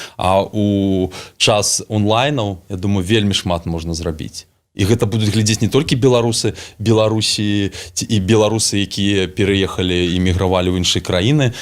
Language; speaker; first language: Belarusian; native; Belarusian